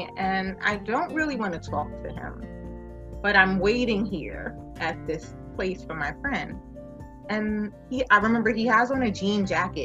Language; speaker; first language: English; native; English